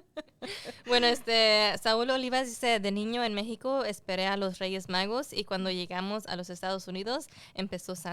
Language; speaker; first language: Spanish; early bilingual, heritage; Spanish